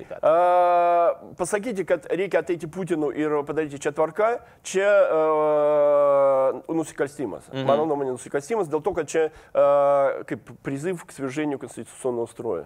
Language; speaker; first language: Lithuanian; non-native, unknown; Russian